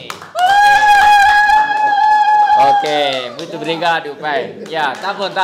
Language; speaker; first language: Portuguese; non-native, learner; Vietnamese